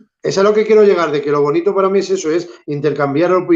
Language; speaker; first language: Spanish; native; Spanish